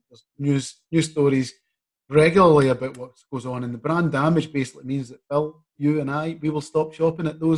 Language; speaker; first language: English; native; English